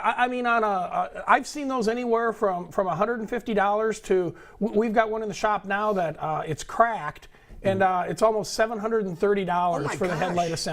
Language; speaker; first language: English; native; English